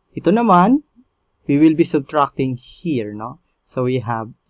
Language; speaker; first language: English; non-native, local second language; Filipino